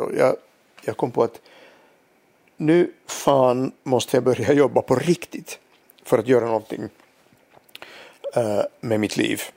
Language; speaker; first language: Swedish; non-native, local second language; Finnish